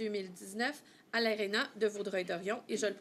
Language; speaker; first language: French; native; French